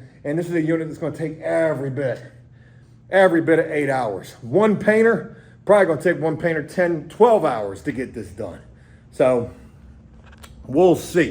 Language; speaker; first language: English; native; English